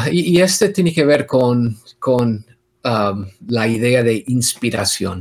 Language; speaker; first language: Spanish; non-native, fluent; English